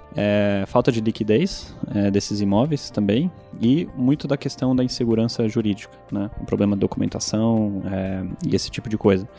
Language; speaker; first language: Portuguese; non-native, fluent; German